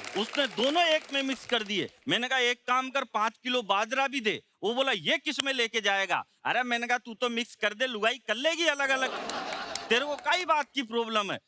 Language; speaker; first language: Hindi; native; Hindi